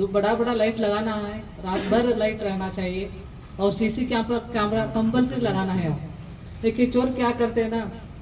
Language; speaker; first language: Hindi; non-native, local second language; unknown